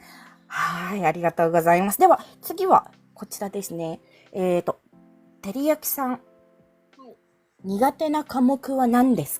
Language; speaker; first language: Japanese; non-native, fluent; Filipino